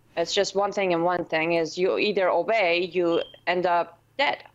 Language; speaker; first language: English; non-native, fluent; Persian